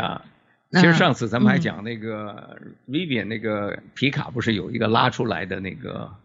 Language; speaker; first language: Chinese; native; Chinese